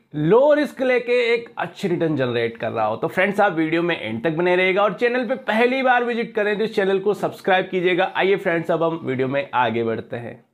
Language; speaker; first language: Hindi; native; Hindi